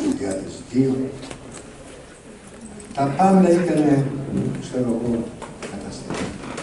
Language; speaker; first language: Greek; non-native, fluent; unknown